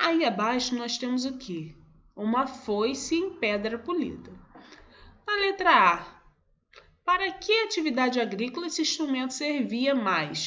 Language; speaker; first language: Portuguese; native; Portuguese